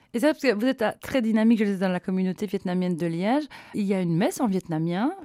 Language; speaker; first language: French; native; French